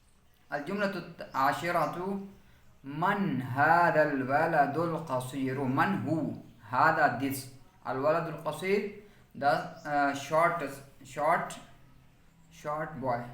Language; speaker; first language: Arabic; non-native, fluent; Urdu